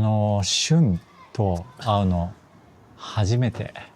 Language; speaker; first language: Japanese; non-native, fluent; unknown